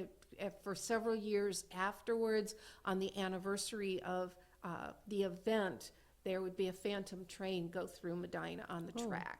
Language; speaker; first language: English; native; English